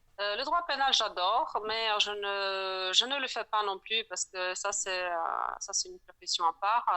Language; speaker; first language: French; non-native, fluent; Polish